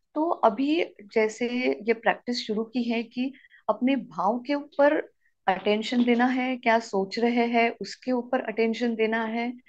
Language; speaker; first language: Hindi; non-native, local second language; Marathi